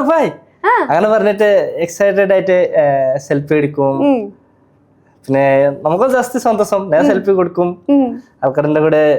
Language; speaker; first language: Malayalam; non-native, local second language; Bangla